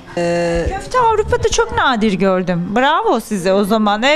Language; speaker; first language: Turkish; native; Turkish